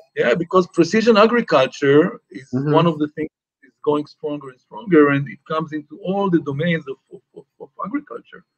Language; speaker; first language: English; non-native, fluent; Hebrew